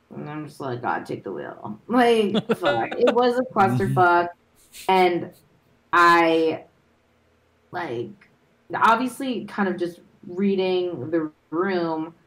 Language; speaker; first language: English; native; English